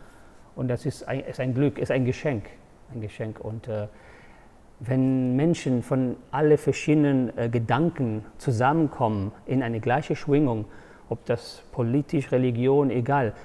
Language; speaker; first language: German; non-native, fluent; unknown